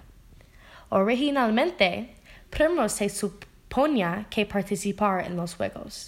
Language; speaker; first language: Spanish; non-native, learner; English